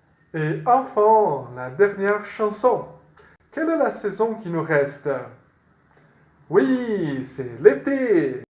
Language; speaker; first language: French; non-native, fluent; Portuguese